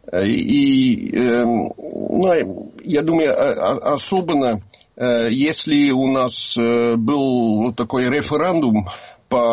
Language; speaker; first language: Russian; non-native, learner; Dutch